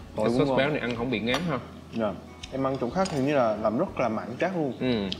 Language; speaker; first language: Vietnamese; non-native, fluent; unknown